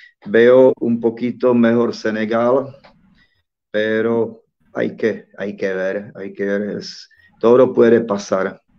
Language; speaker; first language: Spanish; non-native, fluent; Czech